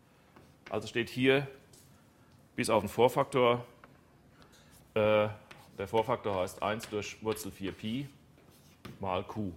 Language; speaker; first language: German; native; German